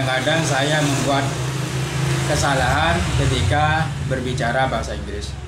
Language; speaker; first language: Indonesian; non-native, local second language; Madurese